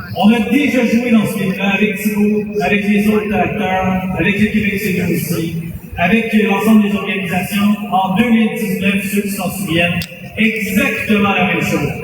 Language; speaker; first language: French; native; French